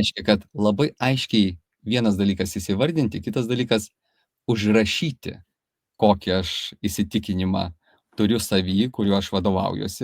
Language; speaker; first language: Lithuanian; native; Lithuanian